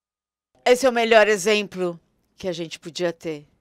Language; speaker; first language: Portuguese; non-native, fluent; German